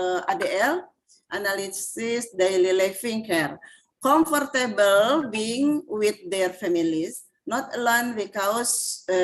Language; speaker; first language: English; non-native, fluent; Indonesian